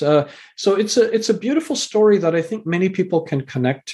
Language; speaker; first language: English; native; English